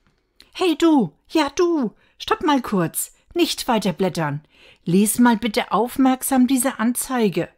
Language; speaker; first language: German; native; German